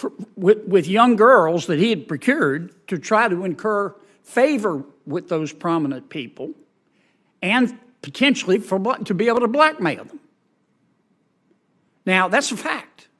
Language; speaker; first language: English; native; English